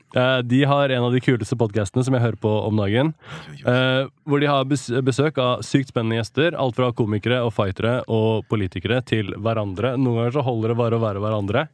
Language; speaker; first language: Norwegian; native; Norwegian